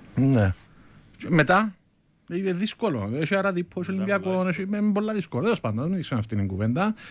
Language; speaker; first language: Greek; native; Greek